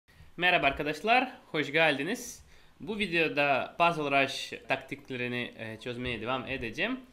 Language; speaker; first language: Turkish; non-native, fluent; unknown